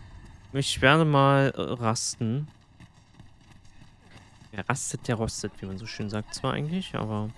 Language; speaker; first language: German; native; German